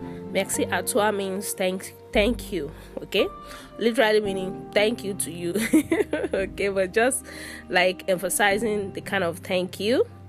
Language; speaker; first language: English; non-native, local second language; Yoruba